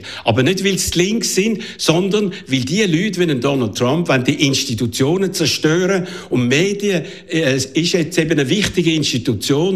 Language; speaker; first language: German; native; German